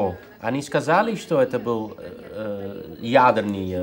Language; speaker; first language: Russian; non-native, learner; Dutch